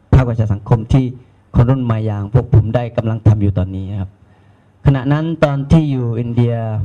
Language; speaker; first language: Thai; non-native, local second language; Malay